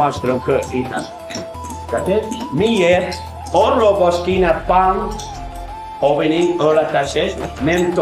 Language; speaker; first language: Hungarian; non-native, learner; Arabic